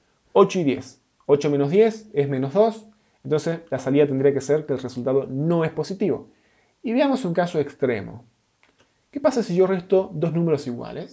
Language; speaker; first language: Spanish; native; Spanish